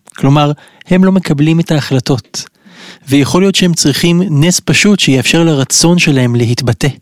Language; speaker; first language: Hebrew; native; Hebrew